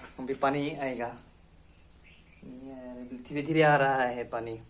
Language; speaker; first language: Hindi; non-native, local second language; Assamese